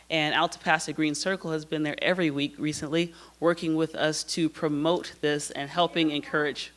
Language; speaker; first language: English; native; English